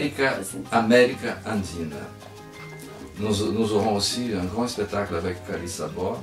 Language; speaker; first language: French; non-native, fluent; Spanish